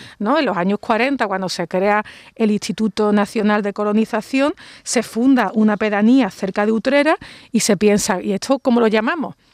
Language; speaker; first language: Spanish; native; Spanish